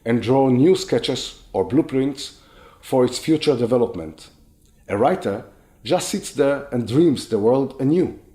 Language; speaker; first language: English; non-native, fluent; Hebrew